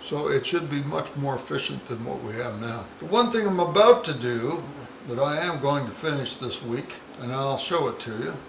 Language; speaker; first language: English; native; English